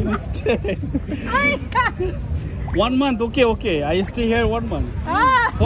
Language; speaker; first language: English; non-native, learner; Bangla